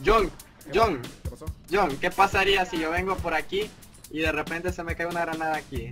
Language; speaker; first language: Spanish; native; Spanish